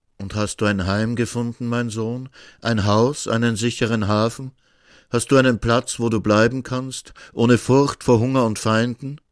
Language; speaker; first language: German; native; German